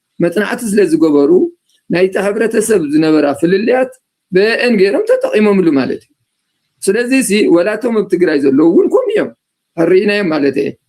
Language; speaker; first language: Tigrinya; native; Tigrinya